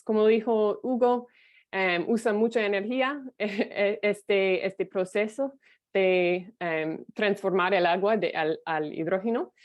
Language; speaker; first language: Spanish; non-native, fluent; English